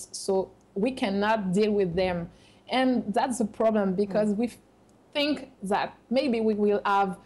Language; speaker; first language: English; non-native, fluent; French